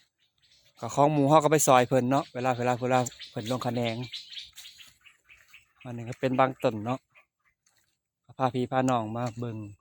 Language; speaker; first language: Thai; non-native, local second language; Northeastern Thai